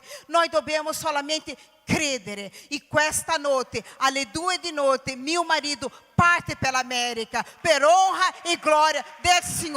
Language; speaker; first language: Italian; non-native, fluent; Portuguese